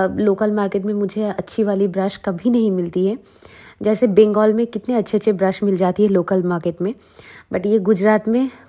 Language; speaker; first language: Hindi; non-native, local second language; Bangla